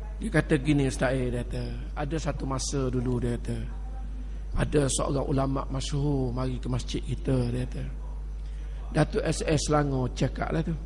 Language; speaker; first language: Malay; native; Malay